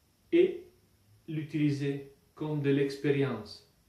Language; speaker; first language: French; non-native, fluent; Italian